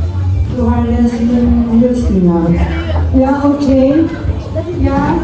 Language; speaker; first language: Swedish; non-native, learner; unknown